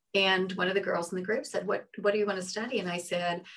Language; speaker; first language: English; native; English